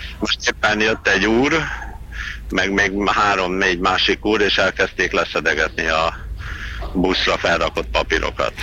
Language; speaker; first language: Hungarian; native; Hungarian